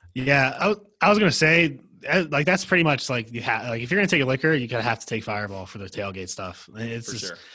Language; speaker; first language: English; native; English